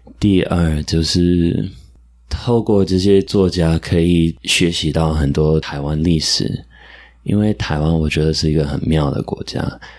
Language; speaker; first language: Chinese; non-native, fluent; English